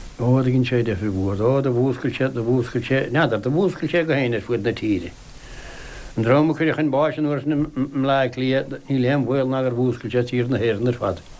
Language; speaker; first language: Irish; native; Irish